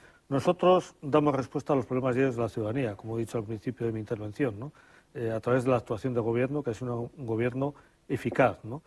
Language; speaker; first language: Spanish; native; Spanish